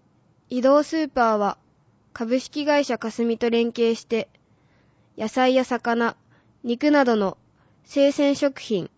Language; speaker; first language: Japanese; native; Japanese